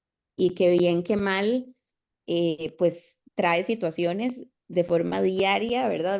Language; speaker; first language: Spanish; native; Spanish